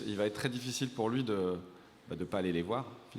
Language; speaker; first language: French; native; French